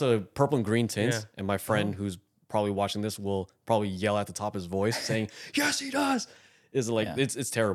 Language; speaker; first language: English; native; English